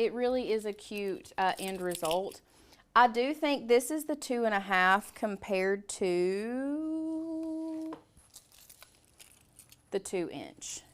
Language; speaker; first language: English; native; English